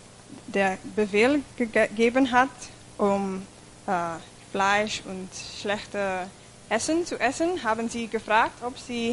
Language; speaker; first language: German; non-native, fluent; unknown